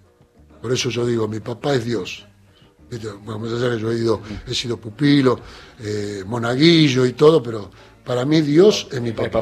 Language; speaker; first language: Spanish; native; Spanish